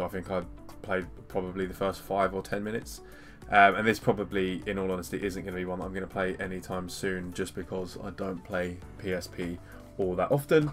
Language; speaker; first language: English; native; English